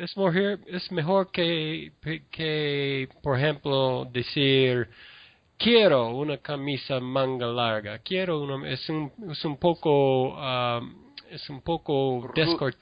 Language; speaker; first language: Spanish; non-native, learner; English